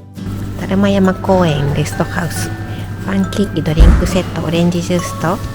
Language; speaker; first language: Japanese; native; Japanese